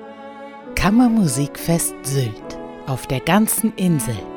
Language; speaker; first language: German; native; German